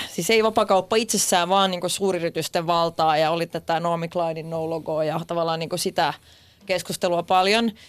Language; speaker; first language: Finnish; non-native, local second language; Swedish